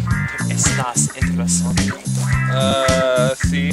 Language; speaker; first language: Spanish; non-native, learner; English